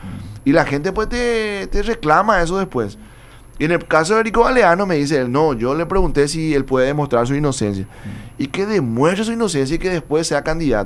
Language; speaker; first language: Spanish; native; Spanish